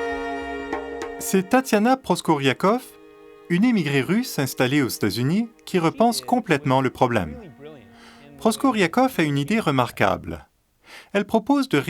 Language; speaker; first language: French; native; French